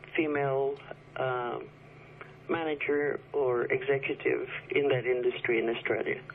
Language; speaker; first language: English; early bilingual, other home language; Chinese